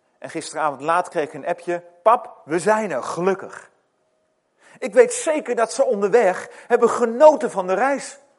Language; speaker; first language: Dutch; native; Dutch